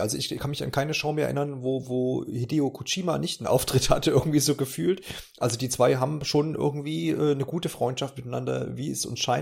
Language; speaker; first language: German; native; German